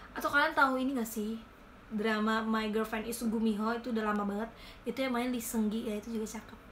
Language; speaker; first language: Indonesian; native; Indonesian